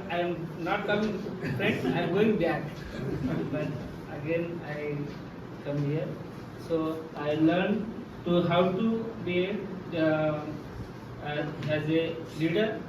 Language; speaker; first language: English; non-native, learner; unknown